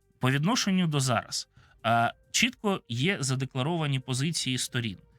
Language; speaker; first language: Ukrainian; non-native, local second language; Russian